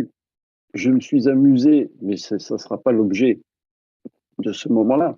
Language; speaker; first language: French; native; French